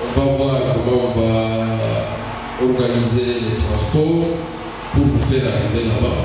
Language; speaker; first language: French; non-native, local second language; Swahili